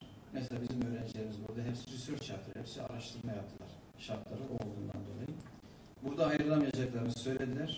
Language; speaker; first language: Turkish; native; Turkish